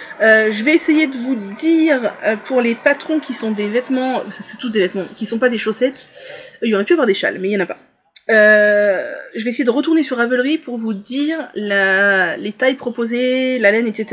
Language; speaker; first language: French; native; French